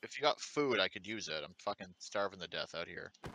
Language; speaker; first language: English; native; English